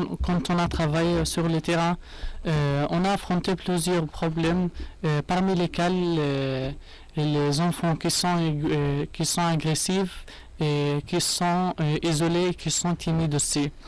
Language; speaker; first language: French; non-native, learner; Arabic